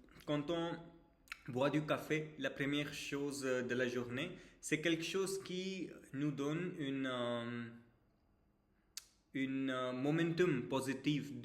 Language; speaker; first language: French; non-native, learner; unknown